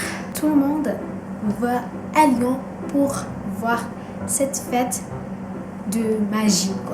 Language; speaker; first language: French; non-native, fluent; Indonesian